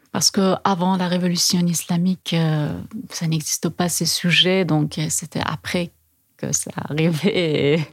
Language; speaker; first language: French; non-native, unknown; Persian